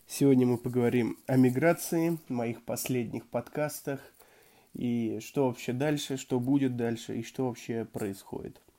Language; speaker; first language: Russian; native; Russian